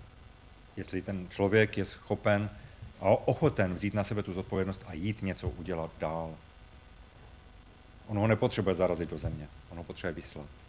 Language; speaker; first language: Czech; native; Czech